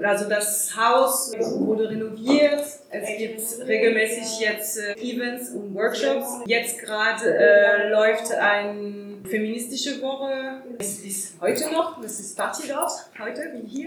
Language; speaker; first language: German; non-native, learner; French